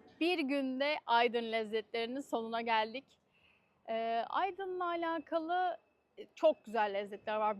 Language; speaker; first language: Turkish; native; Turkish